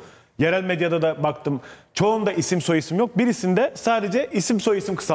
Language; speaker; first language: Turkish; native; Turkish